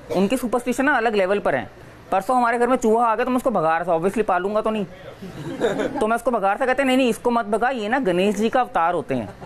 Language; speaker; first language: Hindi; native; Hindi